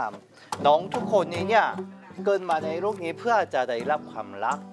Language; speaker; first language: Thai; non-native, fluent; Korean